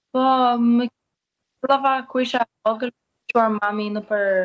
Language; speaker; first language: Albanian; early bilingual, other home language; English